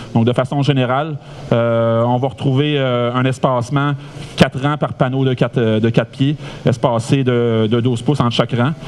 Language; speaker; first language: French; native; French